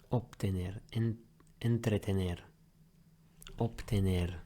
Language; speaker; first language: Spanish; non-native, learner; English